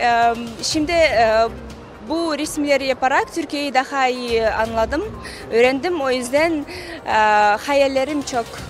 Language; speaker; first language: Turkish; non-native, learner; Kazakh